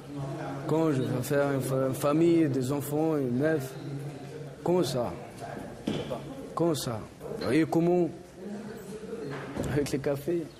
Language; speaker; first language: French; non-native, local second language; Arabic